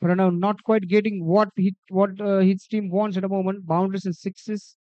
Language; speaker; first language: English; non-native, local second language; Marathi